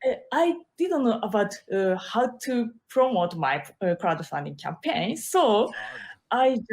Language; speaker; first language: English; non-native, learner; Japanese